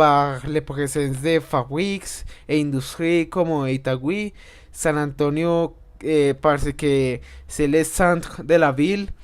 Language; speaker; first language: French; non-native, learner; Spanish